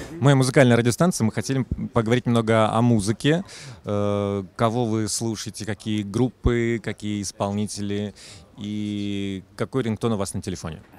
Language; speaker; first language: Russian; native; Russian